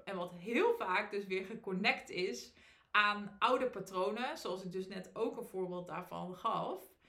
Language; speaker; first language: Dutch; native; Dutch